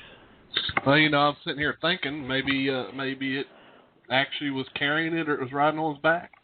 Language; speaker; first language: English; native; English